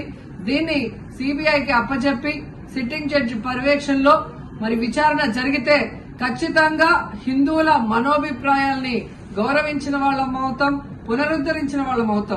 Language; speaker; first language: Telugu; native; Telugu